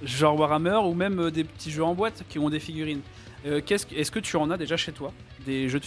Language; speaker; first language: French; native; French